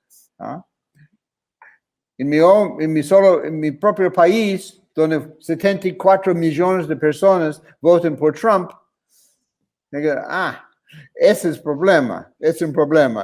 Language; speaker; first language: Spanish; non-native, fluent; English